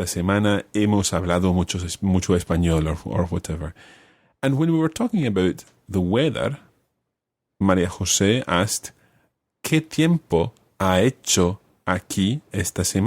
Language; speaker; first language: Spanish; non-native, fluent; English